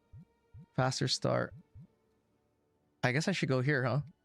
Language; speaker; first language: English; native; English